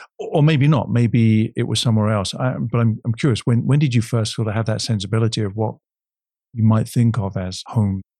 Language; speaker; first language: English; native; English